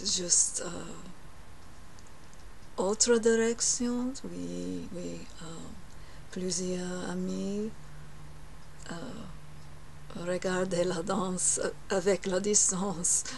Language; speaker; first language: French; non-native, learner; English